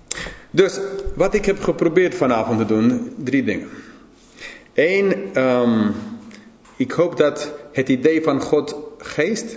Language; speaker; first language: Dutch; non-native, fluent; English